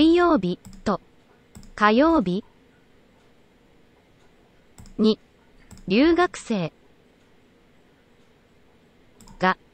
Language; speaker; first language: Japanese; non-native, learner; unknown